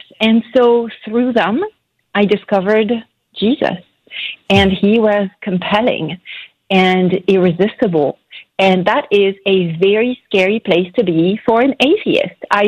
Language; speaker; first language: English; non-native, fluent; French